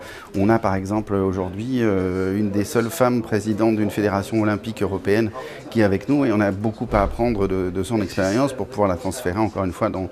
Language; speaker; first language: French; native; French